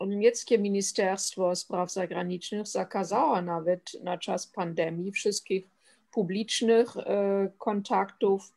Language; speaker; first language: Polish; non-native, fluent; German